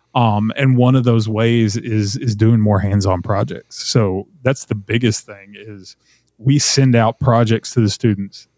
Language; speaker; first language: English; native; English